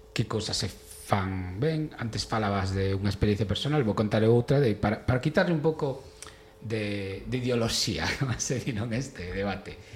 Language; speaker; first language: Galician; non-native, local second language; Spanish